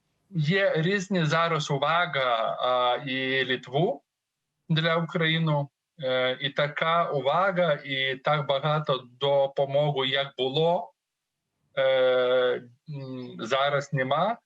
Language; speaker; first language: Ukrainian; non-native, learner; Lithuanian